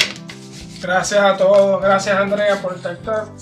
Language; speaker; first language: Spanish; native; Spanish